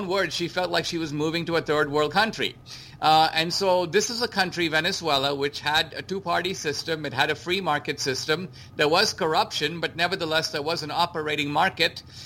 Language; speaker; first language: English; non-native, local second language; Konkani